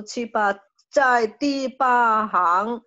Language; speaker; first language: Chinese; non-native, learner; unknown